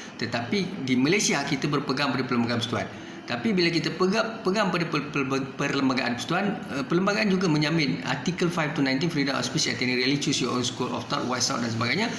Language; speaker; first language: Malay; non-native, local second language; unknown